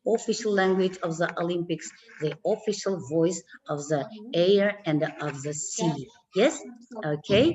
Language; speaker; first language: English; non-native, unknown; Kazakh